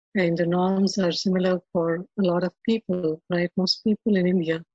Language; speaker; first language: English; non-native, local second language; Telugu